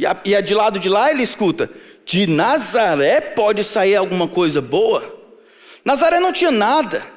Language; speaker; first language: Portuguese; native; Portuguese